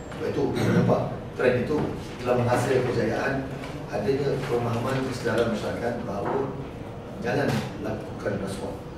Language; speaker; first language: Malay; native; Malay